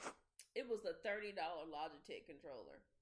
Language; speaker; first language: English; native; English